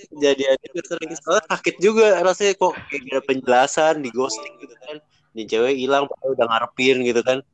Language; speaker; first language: Indonesian; native; Indonesian